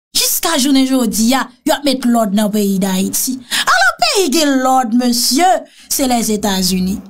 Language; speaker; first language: Haitian Creole; native; Haitian Creole